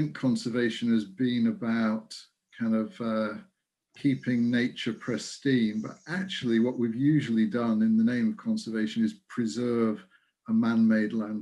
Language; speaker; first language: English; native; English